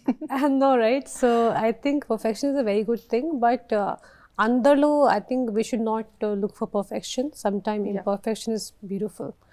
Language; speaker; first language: Telugu; non-native, local second language; Hindi